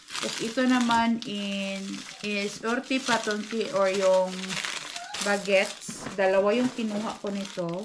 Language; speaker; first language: Filipino; native; Filipino